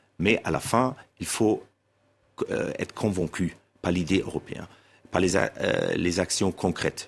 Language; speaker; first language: French; non-native, fluent; German